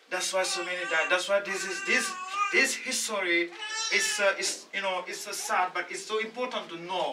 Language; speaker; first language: English; non-native, learner; Wolof